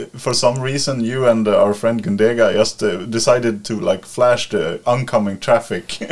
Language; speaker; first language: English; non-native, fluent; Swedish